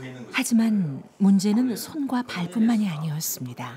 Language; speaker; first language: Korean; native; Korean